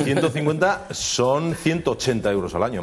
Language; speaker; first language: Spanish; native; Spanish